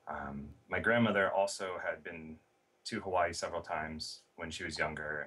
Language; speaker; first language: English; native; English